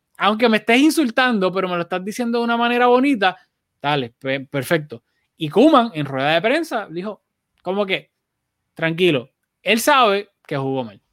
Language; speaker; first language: Spanish; native; Spanish